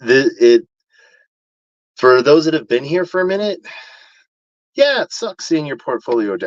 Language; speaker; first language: English; native; English